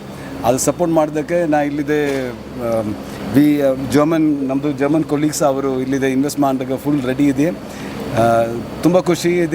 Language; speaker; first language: Kannada; non-native, local second language; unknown